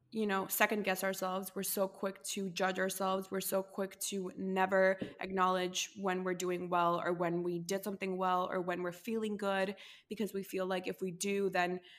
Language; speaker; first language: English; non-native, fluent; Spanish